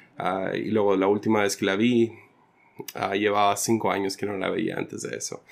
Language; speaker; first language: Spanish; early bilingual, other home language; English